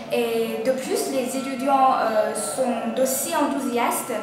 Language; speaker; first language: French; non-native, learner; Chinese